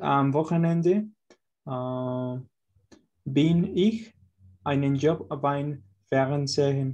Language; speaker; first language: German; non-native, learner; Spanish